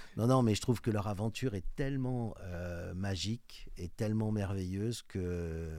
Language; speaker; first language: French; native; French